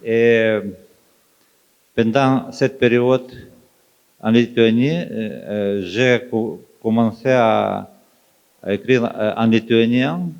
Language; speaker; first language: French; non-native, fluent; Ukrainian